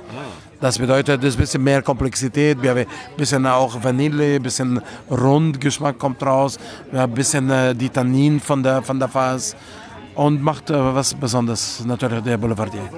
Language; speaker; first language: German; non-native, fluent; Italian